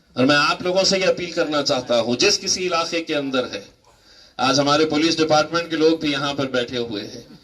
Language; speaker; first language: Hindi; non-native, local second language; Marathi